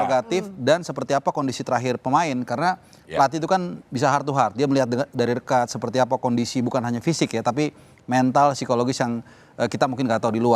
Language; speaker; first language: Indonesian; native; Indonesian